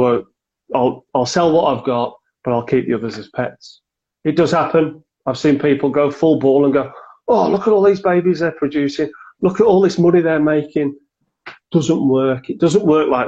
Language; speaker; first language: English; native; English